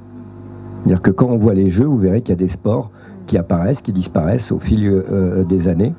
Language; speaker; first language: French; native; French